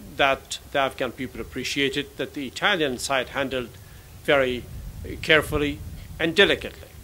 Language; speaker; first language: English; non-native, fluent; Pashto